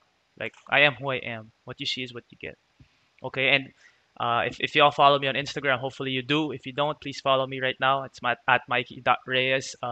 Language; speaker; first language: English; non-native, local second language; Filipino